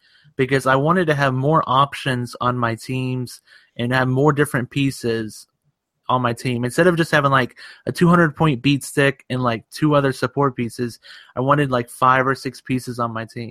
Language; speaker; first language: English; native; English